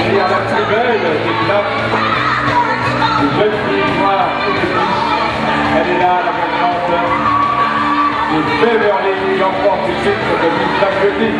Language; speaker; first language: French; native; French